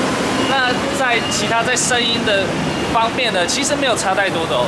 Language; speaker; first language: Chinese; native; Chinese